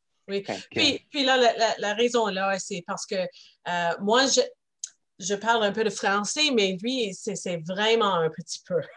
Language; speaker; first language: French; non-native, local second language; English